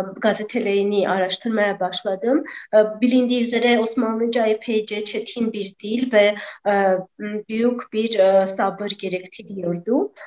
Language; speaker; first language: Turkish; non-native, fluent; Armenian